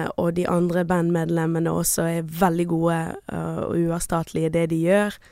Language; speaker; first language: Norwegian; early bilingual, other home language; Portuguese